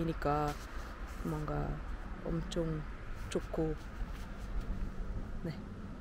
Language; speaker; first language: Korean; non-native, learner; German